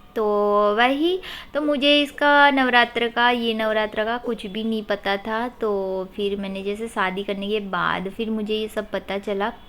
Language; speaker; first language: Hindi; non-native, local second language; Odia